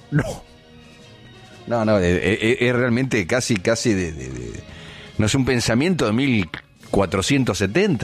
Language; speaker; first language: Spanish; native; Spanish